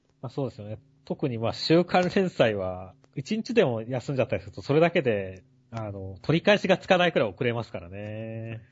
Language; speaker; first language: Japanese; native; Japanese